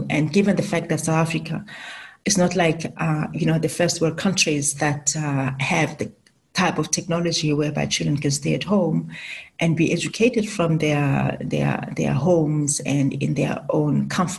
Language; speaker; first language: English; non-native, local second language; Southern Sotho